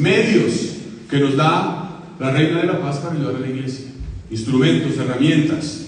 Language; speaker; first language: Spanish; native; Spanish